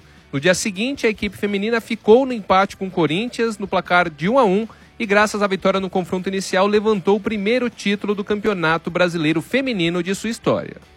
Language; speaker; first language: Portuguese; native; Portuguese